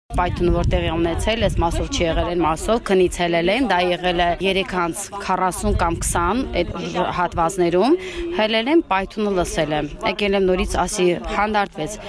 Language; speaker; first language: Armenian; native; Armenian